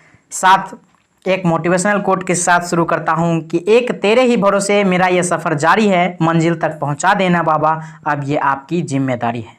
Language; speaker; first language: Hindi; native; Hindi